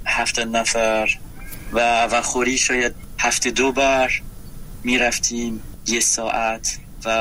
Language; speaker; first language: Persian; non-native, learner; French